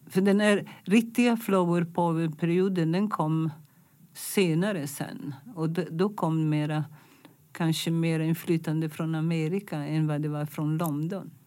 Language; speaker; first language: Swedish; non-native, fluent; Italian